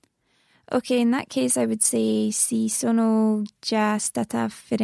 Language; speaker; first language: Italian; non-native, learner; English